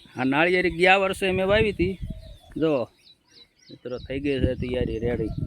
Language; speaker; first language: Gujarati; native; Gujarati